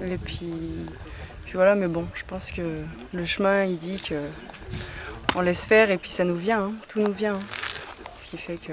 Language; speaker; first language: French; native; French